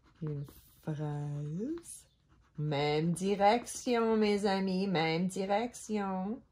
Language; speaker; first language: French; non-native, learner; English